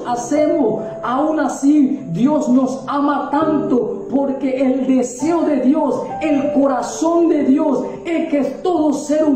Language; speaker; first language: Spanish; native; Spanish